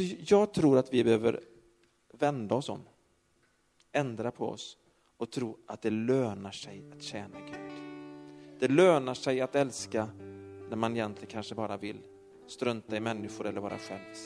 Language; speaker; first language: Swedish; native; Swedish